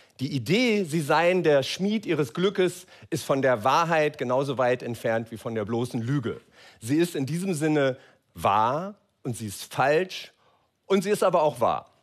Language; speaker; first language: German; native; German